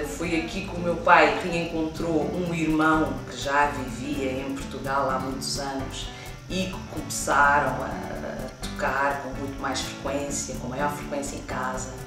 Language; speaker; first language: Portuguese; non-native, local second language; Kabuverdianu